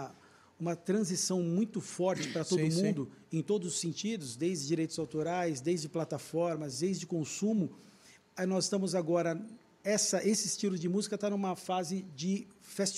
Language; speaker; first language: Portuguese; native; Portuguese